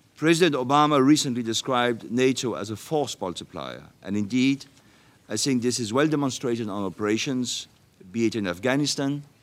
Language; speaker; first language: English; non-native, fluent; Danish